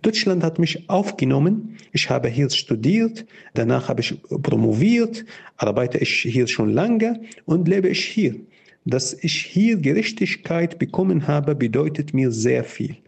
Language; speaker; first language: German; non-native, fluent; Arabic